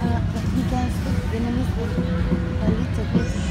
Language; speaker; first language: English; non-native, learner; Vietnamese